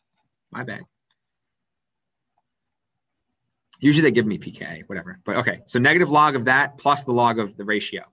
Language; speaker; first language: English; native; English